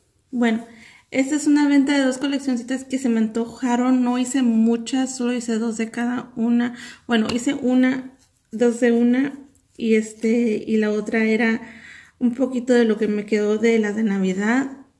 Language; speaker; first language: Spanish; early bilingual, heritage; Spanish